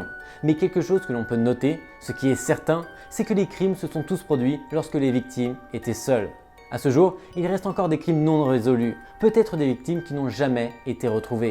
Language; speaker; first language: French; native; French